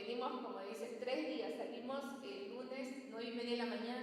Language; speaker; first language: Spanish; native; Spanish